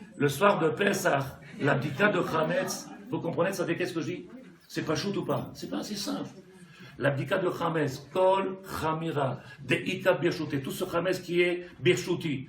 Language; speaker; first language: French; native; French